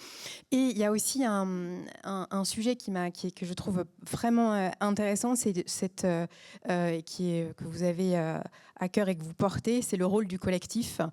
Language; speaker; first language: French; native; French